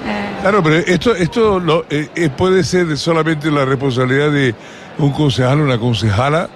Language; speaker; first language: Spanish; native; Spanish